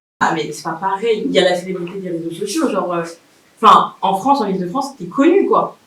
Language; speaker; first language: French; native; French